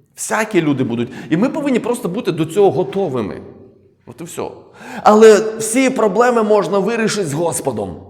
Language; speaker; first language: Ukrainian; non-native, local second language; Russian